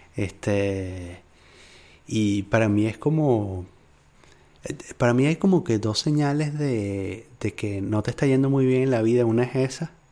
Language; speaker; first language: Spanish; native; Spanish